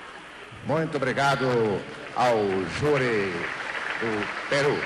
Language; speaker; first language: Portuguese; native; Portuguese